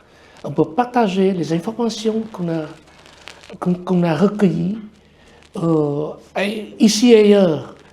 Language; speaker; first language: French; non-native, fluent; Vietnamese